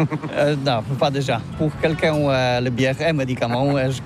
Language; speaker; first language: French; non-native, learner; Polish